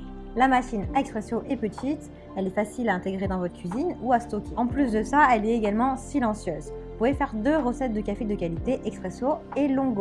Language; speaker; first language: French; native; French